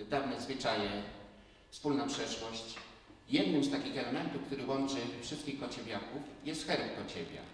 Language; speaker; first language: Polish; native; Polish